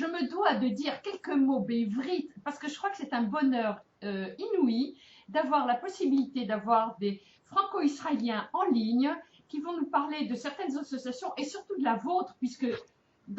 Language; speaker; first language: French; native; French